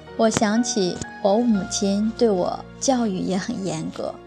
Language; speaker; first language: Chinese; non-native, local second language; Cantonese